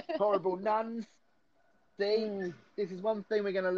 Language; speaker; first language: English; native; English